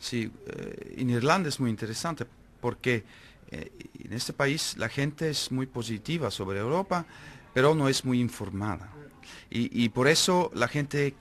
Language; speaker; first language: Spanish; non-native, learner; Dutch